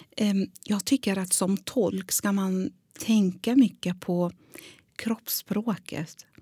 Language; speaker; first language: Swedish; non-native, fluent; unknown